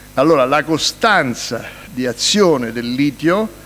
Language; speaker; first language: Italian; native; Italian